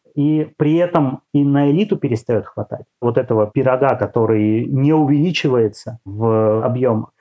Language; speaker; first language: Russian; native; Russian